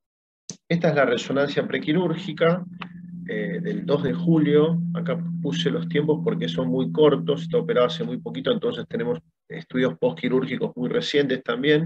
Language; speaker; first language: Spanish; native; Spanish